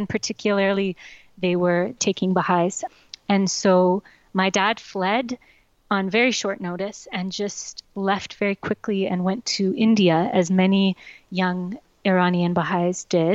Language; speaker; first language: English; native; English